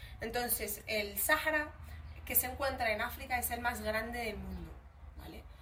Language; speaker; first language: Spanish; early bilingual, other home language; Arabic